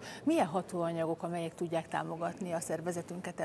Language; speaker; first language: Hungarian; native; Hungarian